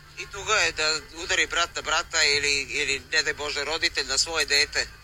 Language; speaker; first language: Serbian; native; Serbian